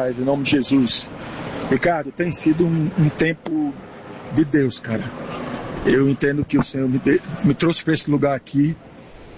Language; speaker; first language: Portuguese; native; Portuguese